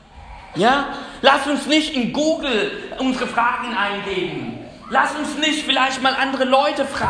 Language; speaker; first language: German; non-native, fluent; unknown